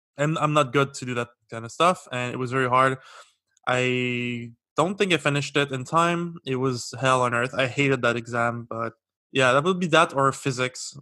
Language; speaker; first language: English; non-native, local second language; French